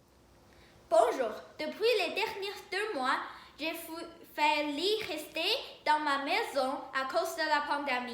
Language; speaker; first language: French; non-native, learner; Chinese